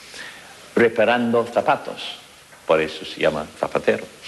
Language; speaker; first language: Spanish; non-native, fluent; English